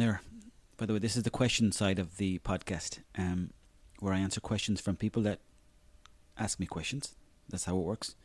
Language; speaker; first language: English; native; English